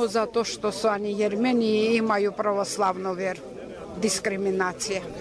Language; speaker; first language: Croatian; non-native, fluent; Armenian